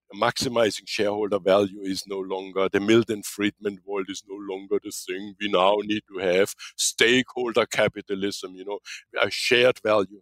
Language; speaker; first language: English; non-native, fluent; German